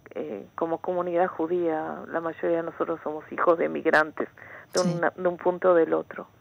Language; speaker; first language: Spanish; native; Spanish